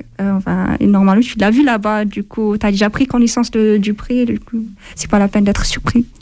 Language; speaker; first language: French; non-native, fluent; Amharic